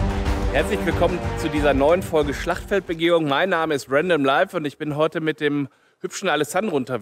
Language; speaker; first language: German; native; German